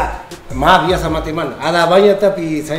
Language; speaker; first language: Indonesian; non-native, learner; Spanish